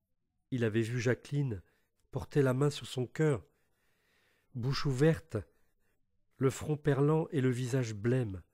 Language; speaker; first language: French; native; French